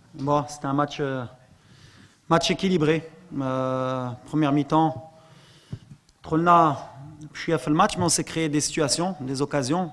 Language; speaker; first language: French; non-native, local second language; Arabic